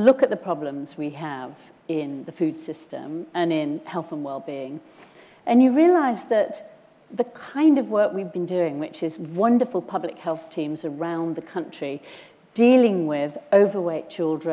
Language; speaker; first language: English; native; English